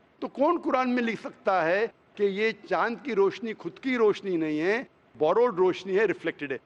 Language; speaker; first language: Hindi; non-native, local second language; Konkani